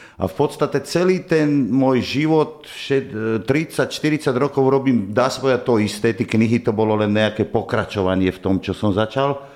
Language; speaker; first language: Slovak; native; Slovak